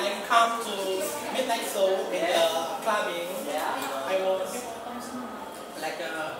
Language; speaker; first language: English; non-native, learner; Indonesian